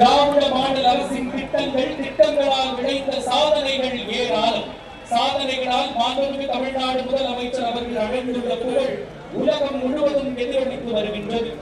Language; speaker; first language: Tamil; native; Tamil